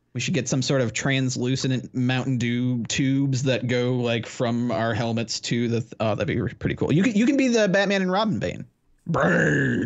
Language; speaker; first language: English; native; English